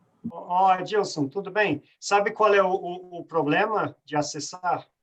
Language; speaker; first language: Portuguese; non-native, fluent; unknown